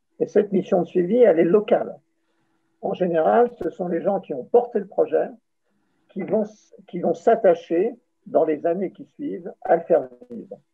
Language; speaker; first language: French; native; French